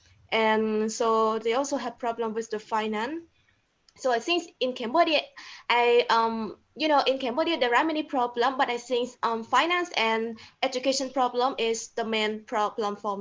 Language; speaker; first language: English; non-native, learner; Khmer